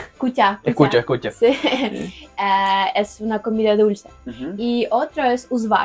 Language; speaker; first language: Spanish; non-native, learner; Ukrainian